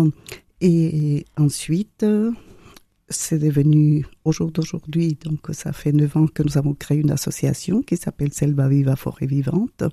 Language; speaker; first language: French; non-native, fluent; Spanish